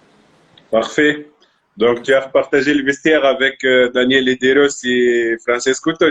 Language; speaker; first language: French; non-native, local second language; Arabic